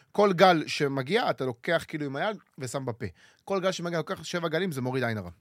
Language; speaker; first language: Hebrew; native; Hebrew